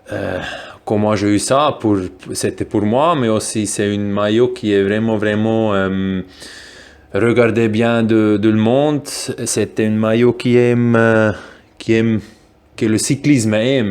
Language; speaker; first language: French; non-native, local second language; German